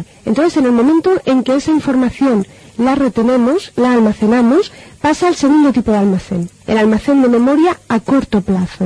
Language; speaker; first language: Spanish; native; Spanish